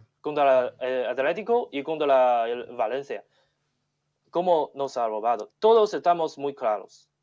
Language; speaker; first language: Spanish; non-native, learner; Chinese